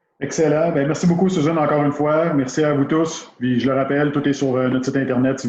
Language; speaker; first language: French; native; French